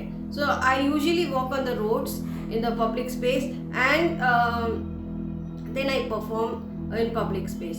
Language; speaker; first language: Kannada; non-native, local second language; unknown